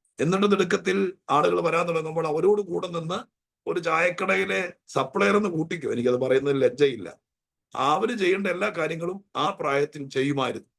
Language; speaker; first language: Malayalam; native; Malayalam